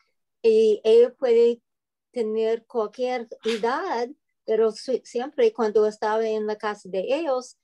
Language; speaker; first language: Spanish; non-native, learner; English